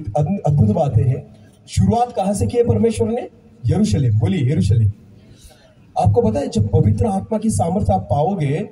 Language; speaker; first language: Hindi; non-native, local second language; Marathi